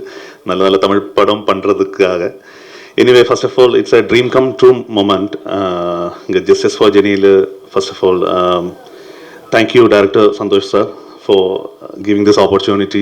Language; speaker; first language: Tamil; non-native, learner; Malayalam